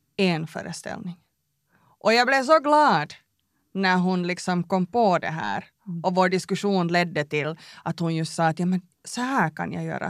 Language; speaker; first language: Swedish; native; Swedish